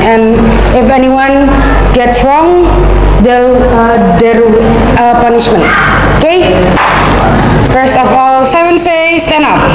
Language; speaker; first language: English; non-native, learner; Indonesian